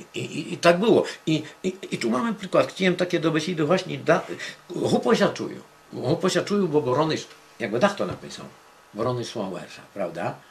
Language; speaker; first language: Polish; non-native, local second language; Rusyn